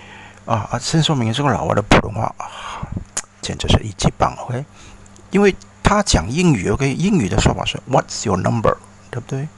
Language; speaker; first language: Chinese; early bilingual, heritage; Chinese